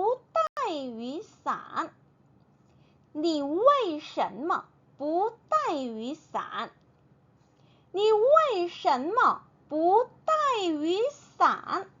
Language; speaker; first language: Chinese; non-native, fluent; Korean